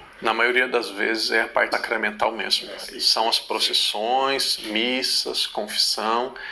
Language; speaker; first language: Portuguese; native; Portuguese